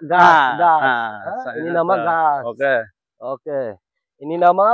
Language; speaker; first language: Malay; non-native, learner; Bangla